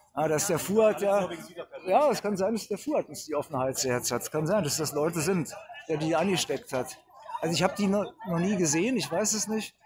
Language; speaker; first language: German; native; German